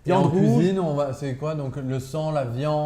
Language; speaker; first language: French; native; French